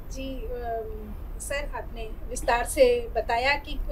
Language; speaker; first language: Hindi; native; Hindi